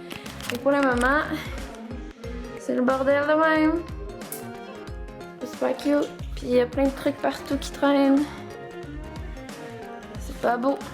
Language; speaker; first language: French; native; French